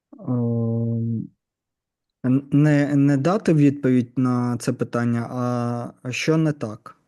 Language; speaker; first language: Ukrainian; non-native, learner; Russian